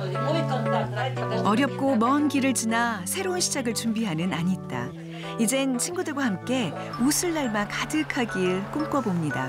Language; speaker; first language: Korean; native; Korean